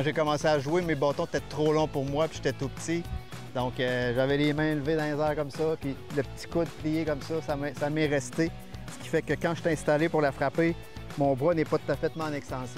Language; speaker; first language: French; native; French